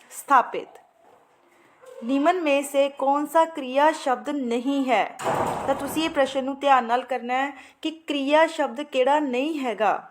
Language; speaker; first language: Hindi; non-native, local second language; Punjabi